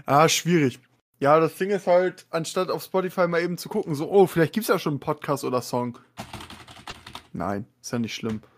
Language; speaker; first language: German; native; German